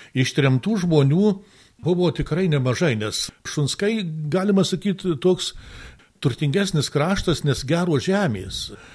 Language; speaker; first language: Lithuanian; native; Lithuanian